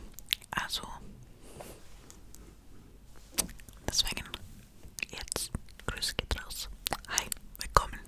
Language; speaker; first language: German; non-native, fluent; Estonian